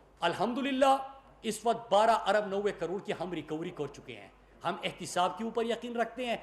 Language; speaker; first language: Urdu; non-native, local second language; Pashto